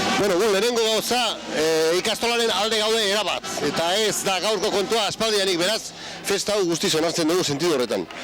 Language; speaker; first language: Basque; non-native, local second language; Spanish